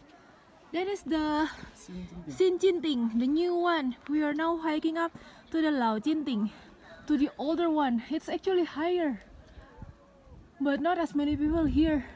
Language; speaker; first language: English; non-native, fluent; Indonesian